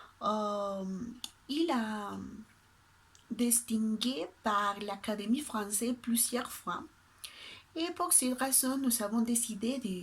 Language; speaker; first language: French; non-native, learner; Spanish